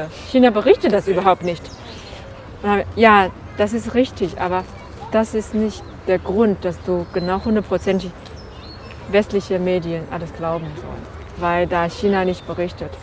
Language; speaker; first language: German; non-native, learner; Chinese